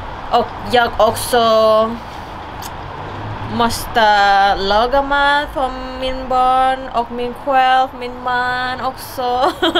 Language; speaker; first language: Swedish; non-native, learner; Indonesian